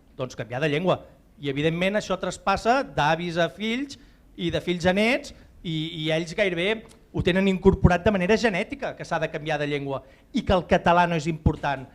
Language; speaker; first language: Catalan; native; Catalan